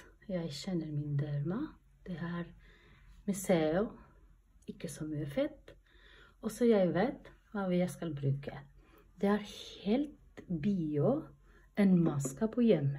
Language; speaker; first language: Norwegian; non-native, learner; Albanian